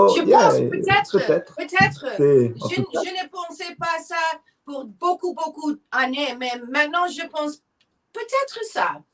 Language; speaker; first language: French; non-native, learner; English